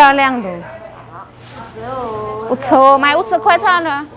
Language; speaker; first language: Chinese; non-native, learner; Javanese